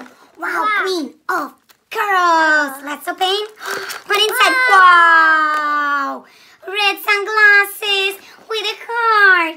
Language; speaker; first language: English; non-native, learner; Russian